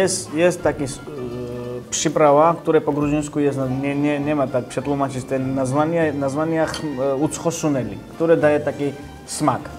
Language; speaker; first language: Polish; non-native, learner; Georgian